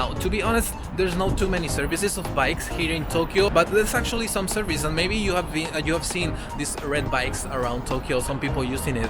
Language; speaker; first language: English; non-native, fluent; Spanish